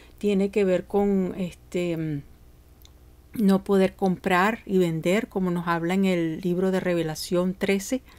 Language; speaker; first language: Spanish; early bilingual, heritage; Spanish